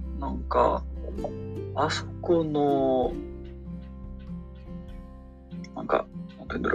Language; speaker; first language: Japanese; non-native, learner; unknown